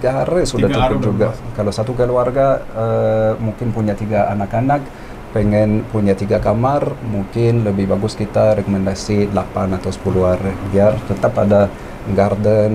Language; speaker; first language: Indonesian; non-native, fluent; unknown